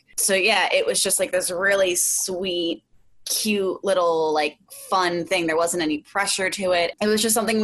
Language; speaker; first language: English; native; English